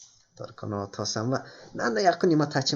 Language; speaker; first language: Japanese; non-native, fluent; Turkish